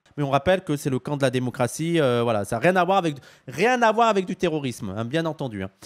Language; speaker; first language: French; native; French